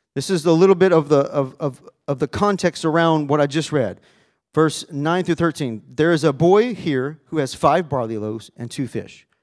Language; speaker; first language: English; native; English